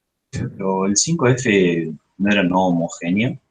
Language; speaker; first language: Spanish; native; Spanish